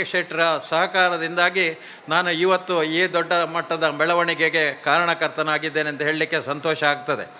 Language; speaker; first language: Kannada; non-native, local second language; Tulu